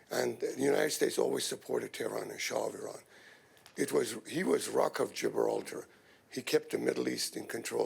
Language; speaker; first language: English; non-native, fluent; Persian